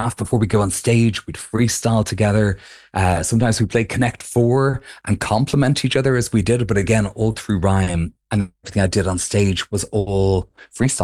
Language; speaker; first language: English; native; English